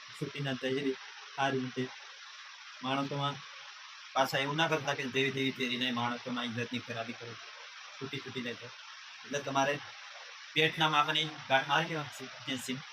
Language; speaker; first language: Gujarati; non-native, local second language; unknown